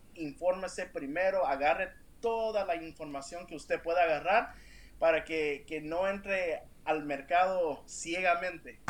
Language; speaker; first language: Spanish; early bilingual, heritage; Spanish